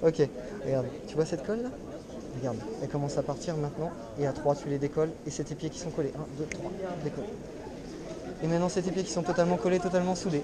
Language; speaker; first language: French; native; French